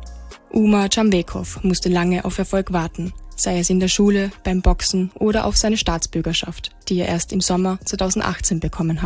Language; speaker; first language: German; native; German